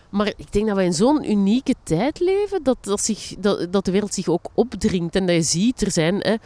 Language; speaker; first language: Dutch; native; Dutch